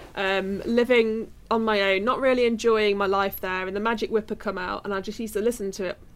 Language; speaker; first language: English; native; English